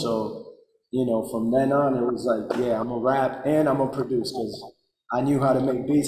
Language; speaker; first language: English; early bilingual, other home language; Spanish